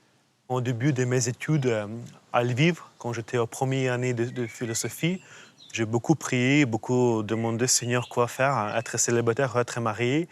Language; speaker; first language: French; non-native, fluent; Ukrainian